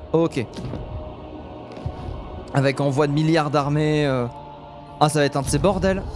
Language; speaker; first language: French; native; French